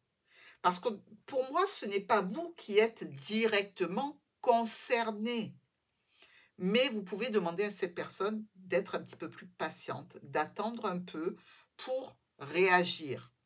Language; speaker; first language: French; native; French